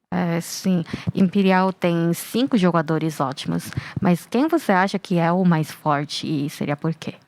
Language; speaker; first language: Portuguese; non-native, learner; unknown